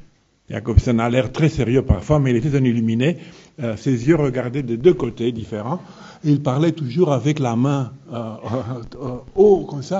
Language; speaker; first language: French; non-native, fluent; Romanian